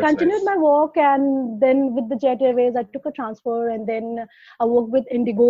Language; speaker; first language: English; non-native, local second language; Hindi